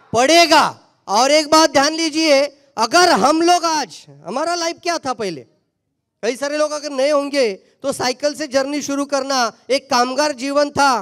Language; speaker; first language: Hindi; non-native, local second language; Marathi